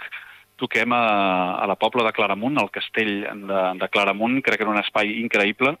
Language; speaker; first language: Catalan; native; Catalan